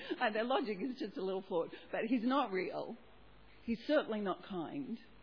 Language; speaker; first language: English; native; English